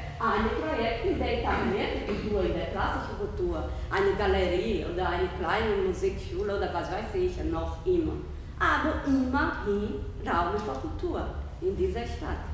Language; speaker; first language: German; non-native, learner; Portuguese